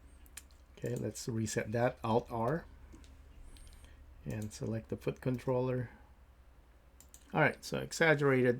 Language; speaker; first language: English; native; English